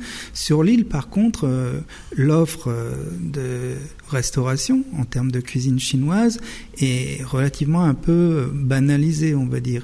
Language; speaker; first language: French; native; French